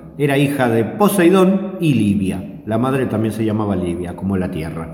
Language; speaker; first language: Spanish; native; Spanish